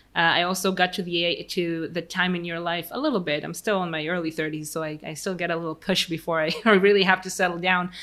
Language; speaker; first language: English; non-native, fluent; Hebrew